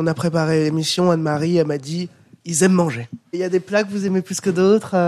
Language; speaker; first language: French; native; French